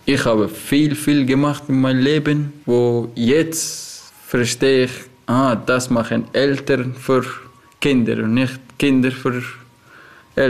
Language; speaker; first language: German; non-native, learner; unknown